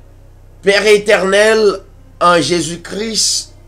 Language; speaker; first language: French; non-native, local second language; Haitian Creole